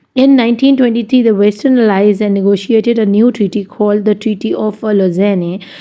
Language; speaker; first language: English; non-native, local second language; Urdu